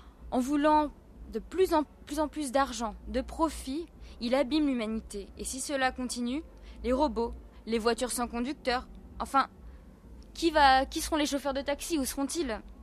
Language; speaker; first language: French; native; French